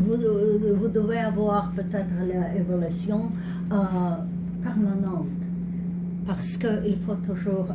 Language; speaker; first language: French; non-native, learner; English